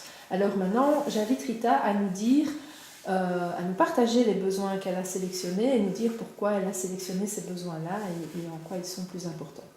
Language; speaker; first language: French; native; French